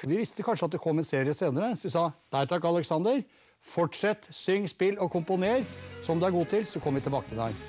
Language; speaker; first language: Norwegian; native; Norwegian